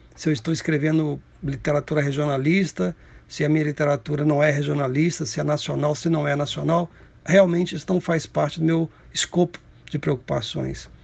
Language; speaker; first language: Portuguese; native; Portuguese